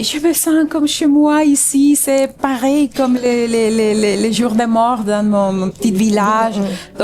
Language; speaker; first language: French; non-native, fluent; Spanish